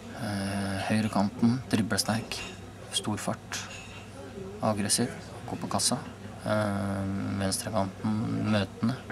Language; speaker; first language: Norwegian; native; Norwegian